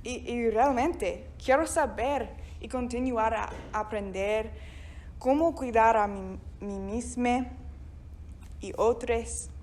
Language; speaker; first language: Spanish; non-native, fluent; English